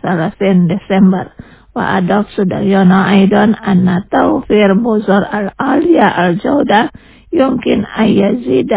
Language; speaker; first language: Arabic; non-native, learner; Indonesian